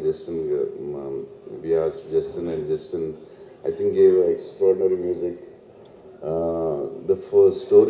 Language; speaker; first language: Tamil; non-native, learner; Telugu